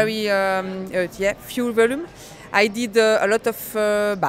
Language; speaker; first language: English; non-native, learner; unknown